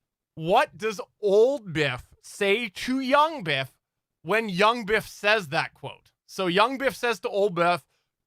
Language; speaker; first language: English; native; English